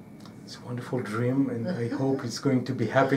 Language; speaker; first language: English; non-native, fluent; Hebrew